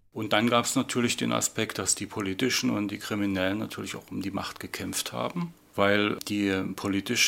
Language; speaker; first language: German; native; German